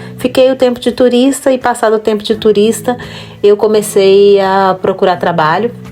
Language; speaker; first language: Portuguese; native; Portuguese